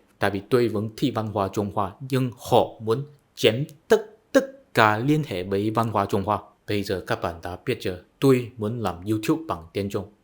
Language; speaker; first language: Vietnamese; non-native, fluent; Chinese